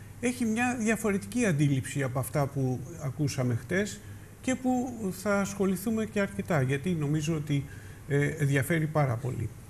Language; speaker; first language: Greek; native; Greek